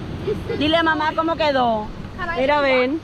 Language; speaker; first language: Spanish; native; Spanish